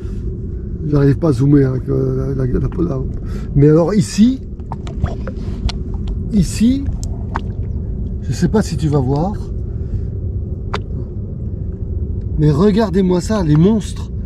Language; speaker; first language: French; native; French